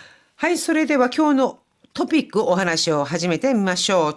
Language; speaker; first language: Japanese; non-native, fluent; Korean